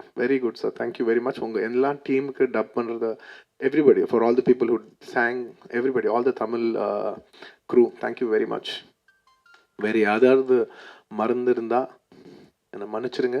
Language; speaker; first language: Tamil; non-native, local second language; Telugu